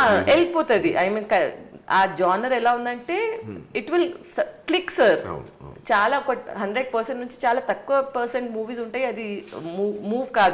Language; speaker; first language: Telugu; non-native, local second language; Hindi